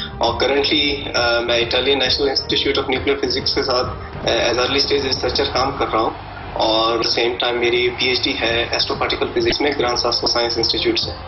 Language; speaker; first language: Urdu; non-native, local second language; Pashto